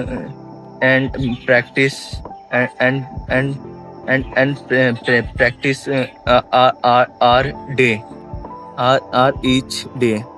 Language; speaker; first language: English; non-native, learner; Hindi